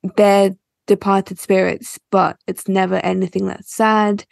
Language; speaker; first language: English; native; English